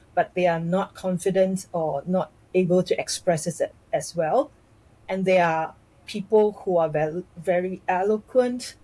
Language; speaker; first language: English; non-native, local second language; Chinese